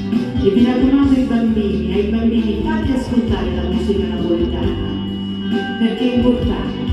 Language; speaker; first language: Italian; native; Italian